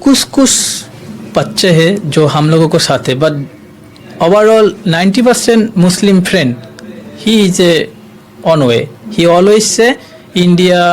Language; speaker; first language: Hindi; non-native, learner; Bangla